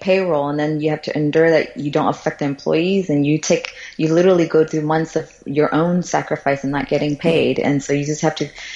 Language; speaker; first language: English; early bilingual, other home language; Cantonese